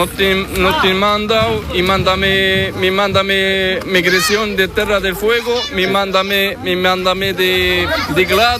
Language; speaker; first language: Spanish; non-native, learner; Arabic